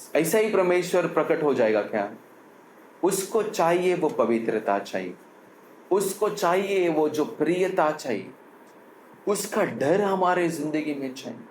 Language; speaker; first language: Hindi; non-native, local second language; Tamil